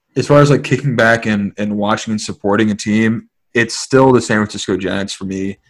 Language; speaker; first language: English; native; English